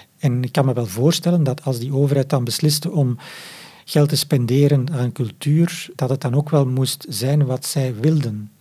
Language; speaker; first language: Dutch; native; Dutch